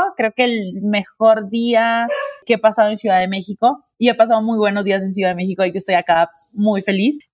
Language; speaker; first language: Spanish; native; Spanish